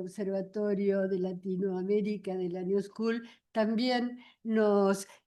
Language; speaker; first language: Spanish; native; Spanish